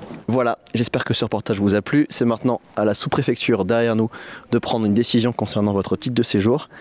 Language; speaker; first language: French; native; French